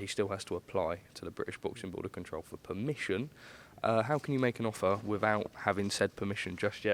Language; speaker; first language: English; native; English